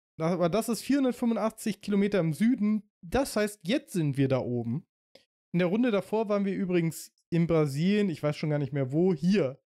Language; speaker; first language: German; native; German